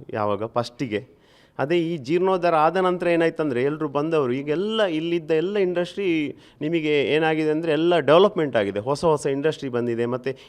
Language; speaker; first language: Kannada; native; Kannada